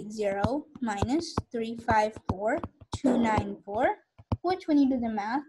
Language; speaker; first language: English; native; English